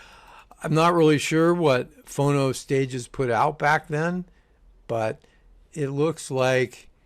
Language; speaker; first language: English; native; English